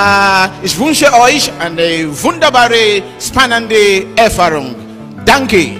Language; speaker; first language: German; non-native, learner; Yoruba